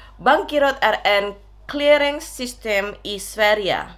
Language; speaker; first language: Swedish; non-native, learner; Indonesian